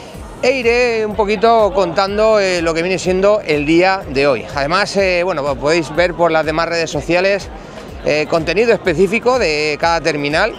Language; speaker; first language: Spanish; native; Spanish